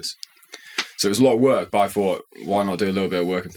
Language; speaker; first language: English; native; English